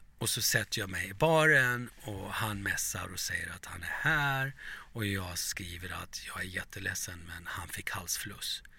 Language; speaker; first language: Swedish; early bilingual, other home language; Turoyo